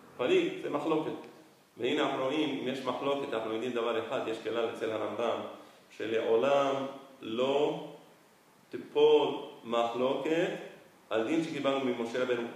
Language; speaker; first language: Hebrew; non-native, fluent; Spanish